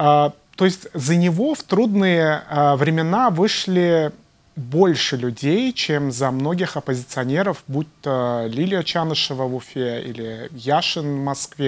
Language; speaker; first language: Russian; native; Russian